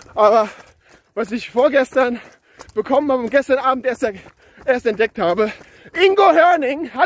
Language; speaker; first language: German; native; German